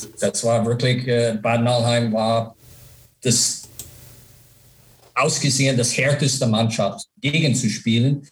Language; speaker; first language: German; non-native, fluent; English